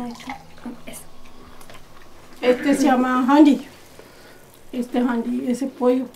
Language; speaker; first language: Spanish; non-native, learner; Urdu